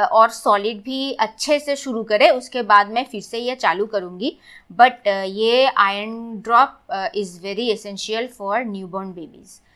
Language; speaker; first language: Hindi; non-native, local second language; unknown